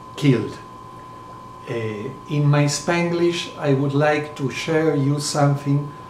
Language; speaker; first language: English; non-native, fluent; Spanish